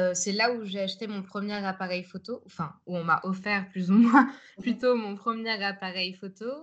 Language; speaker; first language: French; native; French